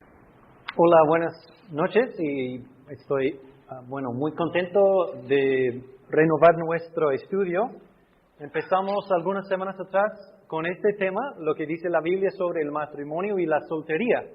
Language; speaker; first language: Spanish; non-native, fluent; English